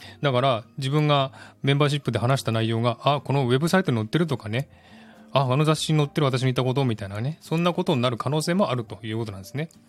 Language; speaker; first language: Japanese; native; Japanese